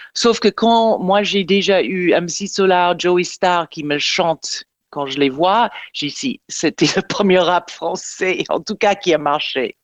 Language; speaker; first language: French; non-native, fluent; English